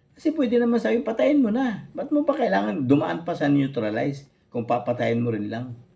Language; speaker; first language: Filipino; native; Filipino